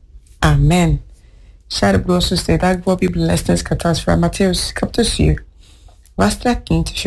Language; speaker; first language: Norwegian; non-native, fluent; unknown